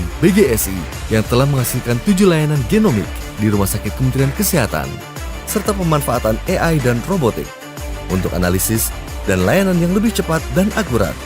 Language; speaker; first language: Indonesian; native; Indonesian